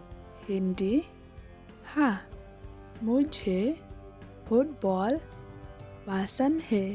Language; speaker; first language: Hindi; non-native, local second language; Khasi